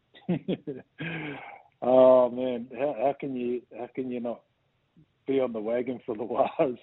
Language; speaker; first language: English; native; English